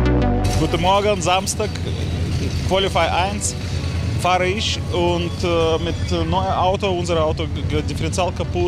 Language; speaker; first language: German; non-native, learner; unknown